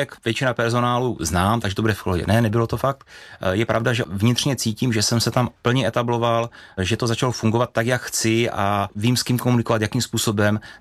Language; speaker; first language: Czech; native; Czech